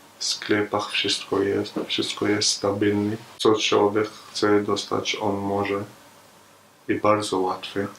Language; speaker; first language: Polish; non-native, learner; Arabic